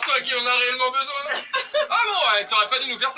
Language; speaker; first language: French; native; French